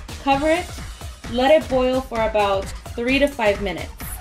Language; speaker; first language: English; early bilingual, other home language; Spanish